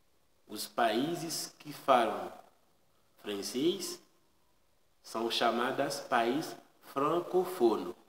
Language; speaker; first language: Portuguese; non-native, learner; Haitian Creole